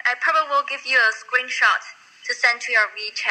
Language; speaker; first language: English; non-native, fluent; Chinese